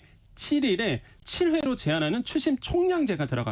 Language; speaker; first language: Korean; native; Korean